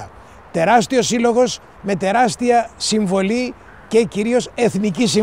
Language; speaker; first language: Greek; native; Greek